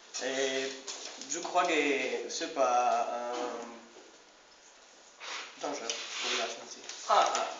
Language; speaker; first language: French; non-native, learner; Spanish